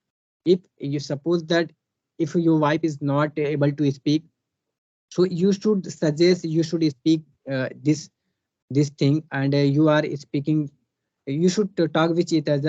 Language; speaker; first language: English; non-native, learner; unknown